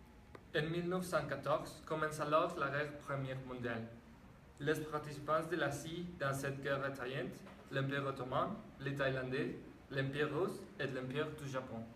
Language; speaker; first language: French; non-native, learner; Spanish